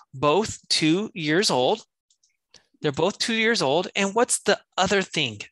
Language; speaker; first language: English; native; English